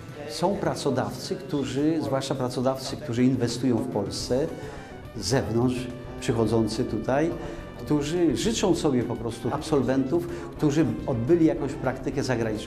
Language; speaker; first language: Polish; native; Polish